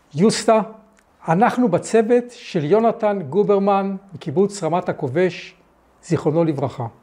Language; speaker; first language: Hebrew; early bilingual, other home language; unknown